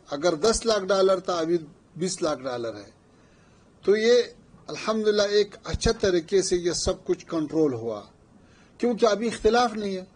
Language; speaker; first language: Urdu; non-native, fluent; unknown